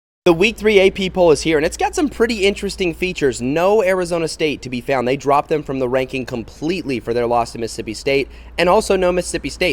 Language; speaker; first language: English; native; English